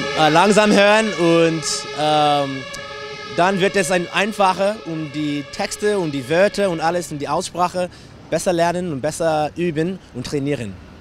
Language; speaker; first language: German; non-native, learner; English